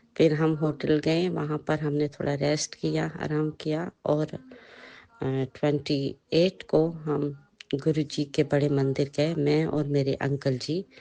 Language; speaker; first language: Hindi; native; Hindi